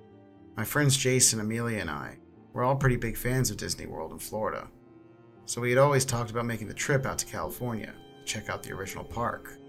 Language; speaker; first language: English; native; English